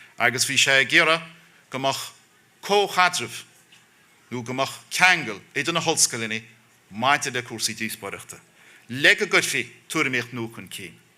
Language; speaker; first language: Irish; native; Irish